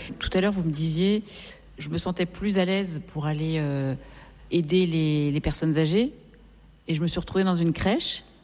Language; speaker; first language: French; native; French